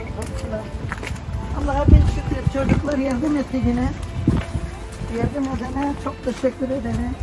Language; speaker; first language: Turkish; non-native, local second language; Arabic